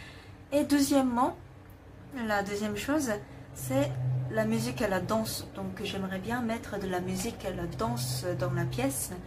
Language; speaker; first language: French; non-native, fluent; Korean